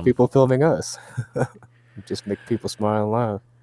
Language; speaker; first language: English; native; English